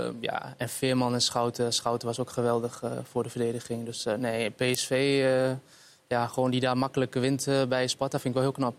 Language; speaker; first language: Dutch; early bilingual, other home language; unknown